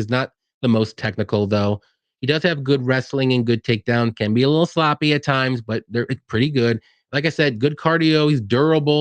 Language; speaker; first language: English; native; English